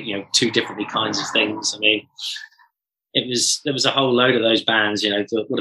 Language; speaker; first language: English; native; English